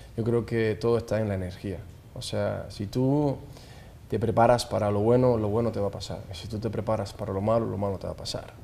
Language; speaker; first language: Spanish; native; Spanish